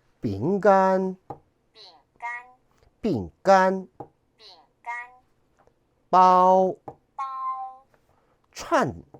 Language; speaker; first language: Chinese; non-native, learner; Korean